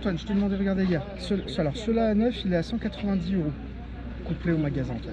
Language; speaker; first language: French; native; French